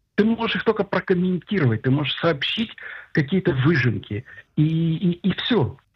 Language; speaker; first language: Russian; native; Russian